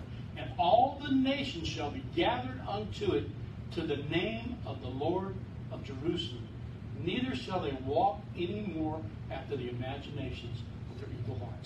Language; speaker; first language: English; native; English